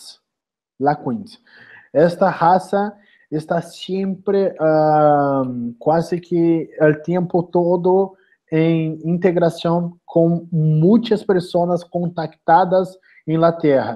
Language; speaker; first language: Spanish; non-native, learner; Portuguese